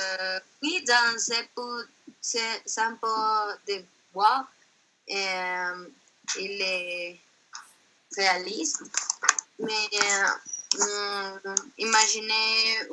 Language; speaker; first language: French; non-native, learner; Spanish